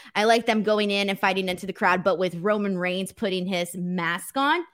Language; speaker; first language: English; early bilingual, other home language; Spanish